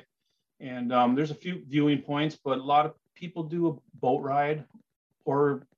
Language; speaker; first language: English; native; English